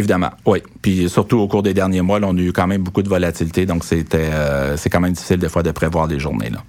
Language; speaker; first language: French; native; French